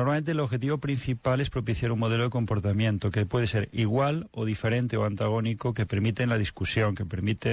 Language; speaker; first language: Spanish; native; Spanish